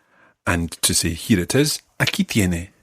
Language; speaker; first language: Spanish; non-native, fluent; English